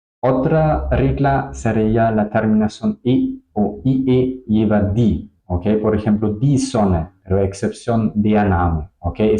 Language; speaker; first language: Spanish; non-native, fluent; German